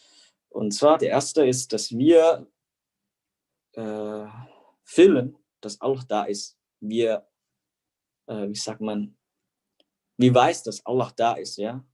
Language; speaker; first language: German; non-native, fluent; Indonesian